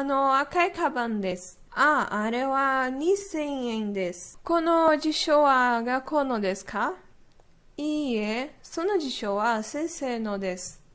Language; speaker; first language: Japanese; non-native, learner; Portuguese